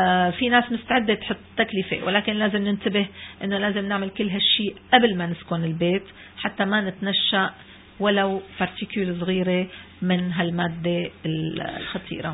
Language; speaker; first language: Arabic; native; Arabic